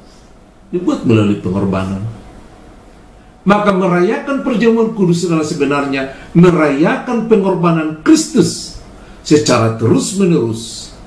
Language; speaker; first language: Indonesian; native; Indonesian